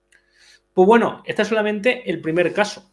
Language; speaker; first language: Spanish; native; Spanish